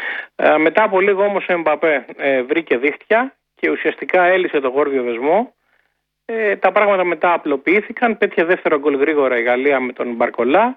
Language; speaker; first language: Greek; native; Greek